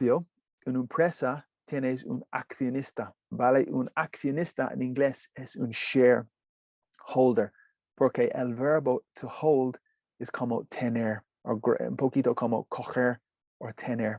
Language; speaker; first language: Spanish; non-native, learner; English